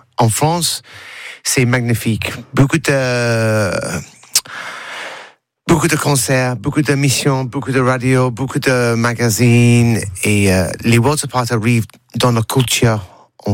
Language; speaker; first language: French; non-native, learner; English